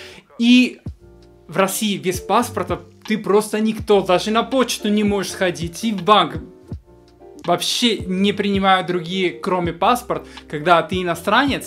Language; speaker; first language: Russian; non-native, fluent; Spanish